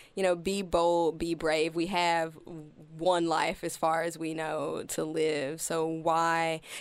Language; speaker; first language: English; native; English